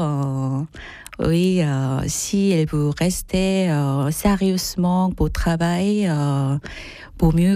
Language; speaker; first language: French; non-native, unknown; Korean